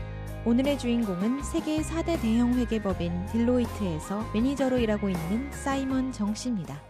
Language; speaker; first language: Korean; native; Korean